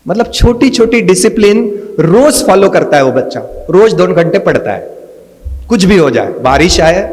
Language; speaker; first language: Hindi; non-native, local second language; Marathi